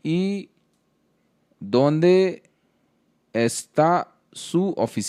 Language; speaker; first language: Spanish; non-native, learner; Hindi